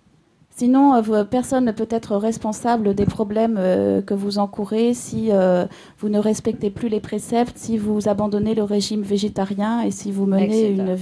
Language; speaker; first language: French; native; French